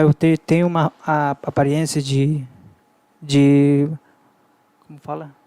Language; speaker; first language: Portuguese; non-native, learner; Spanish